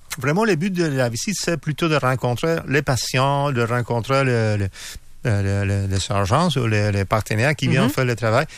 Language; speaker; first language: French; non-native, learner; Spanish